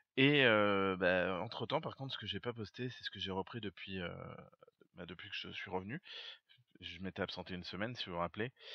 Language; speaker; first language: French; native; French